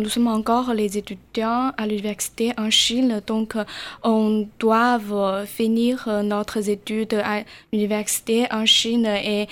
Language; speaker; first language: French; non-native, learner; Chinese